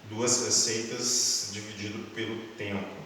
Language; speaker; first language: Portuguese; native; Portuguese